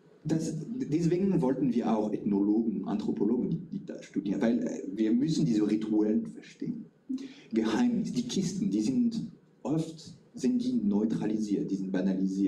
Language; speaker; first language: German; non-native, fluent; French